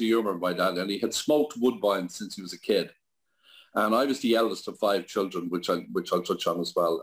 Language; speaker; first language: English; native; English